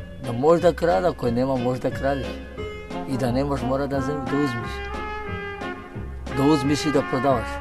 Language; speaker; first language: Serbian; non-native, learner; Macedonian